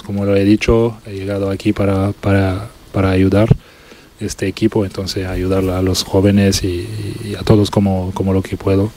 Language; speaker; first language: Spanish; non-native, local second language; French